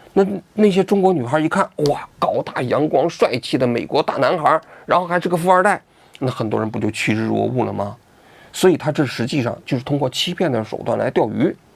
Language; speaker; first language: Chinese; native; Chinese